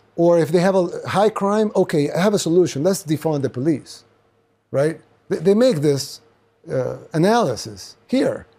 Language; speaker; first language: English; non-native, fluent; Spanish